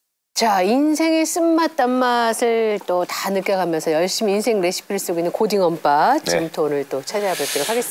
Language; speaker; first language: Korean; native; Korean